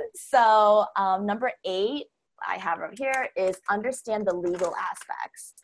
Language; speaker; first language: English; non-native, fluent; Chinese